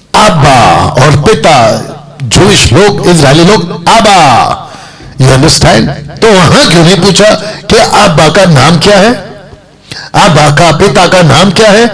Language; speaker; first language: Hindi; non-native, local second language; Telugu